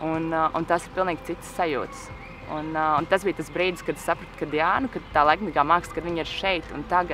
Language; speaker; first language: Latvian; native; Latvian